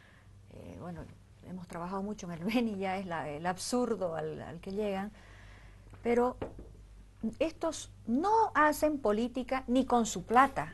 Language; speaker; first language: Spanish; native; Spanish